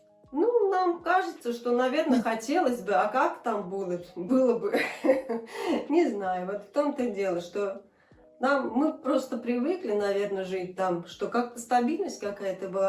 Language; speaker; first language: Russian; native; Russian